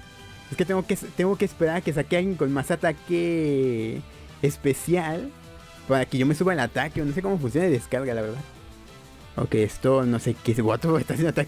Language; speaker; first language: Spanish; native; Spanish